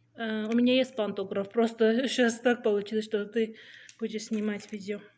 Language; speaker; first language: Russian; non-native, local second language; Armenian